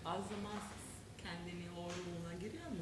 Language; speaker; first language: Turkish; non-native, learner; Macedonian